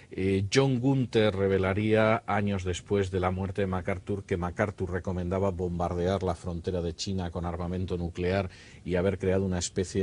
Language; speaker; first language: Spanish; native; Spanish